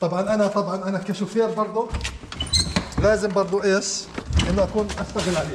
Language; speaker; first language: Arabic; native; Arabic